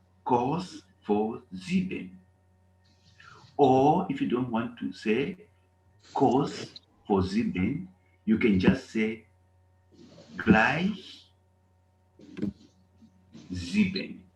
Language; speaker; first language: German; non-native, learner; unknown